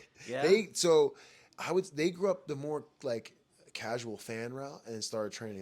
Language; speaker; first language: English; native; English